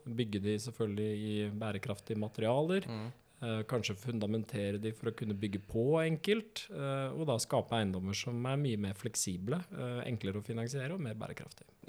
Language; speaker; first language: Norwegian; native; Norwegian